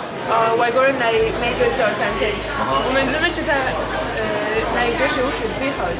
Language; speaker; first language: Chinese; non-native, learner; French